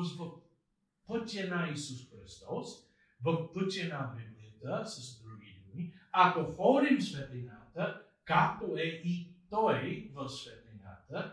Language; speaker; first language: Bulgarian; non-native, fluent; English